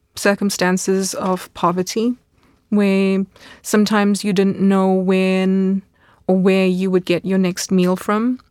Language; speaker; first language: English; native; English